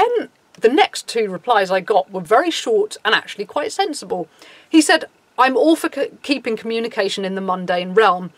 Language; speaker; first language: English; native; English